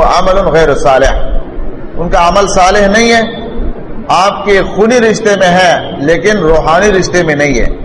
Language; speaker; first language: Urdu; non-native, local second language; Pashto